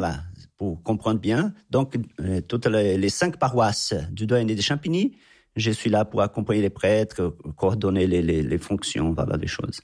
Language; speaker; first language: French; non-native, fluent; Portuguese